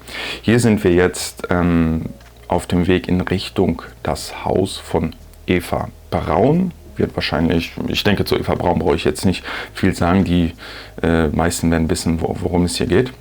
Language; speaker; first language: German; native; German